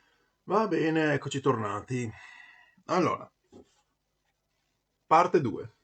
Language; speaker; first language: Italian; native; Italian